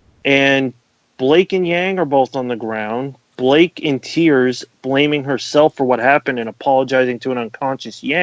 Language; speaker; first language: English; native; English